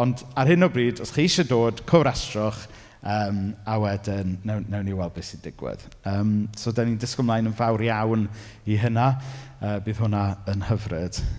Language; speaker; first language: Welsh; native; Welsh